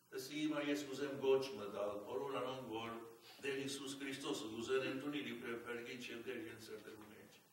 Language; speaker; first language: Armenian; early bilingual, heritage; Armenian